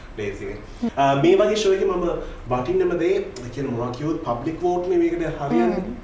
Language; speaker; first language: Sinhala; non-native, local second language; Tamil